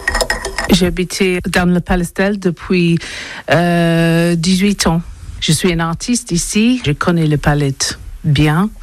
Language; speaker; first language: French; non-native, learner; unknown